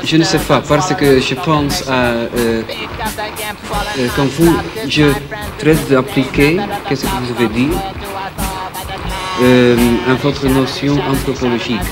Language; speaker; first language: French; non-native, fluent; Dutch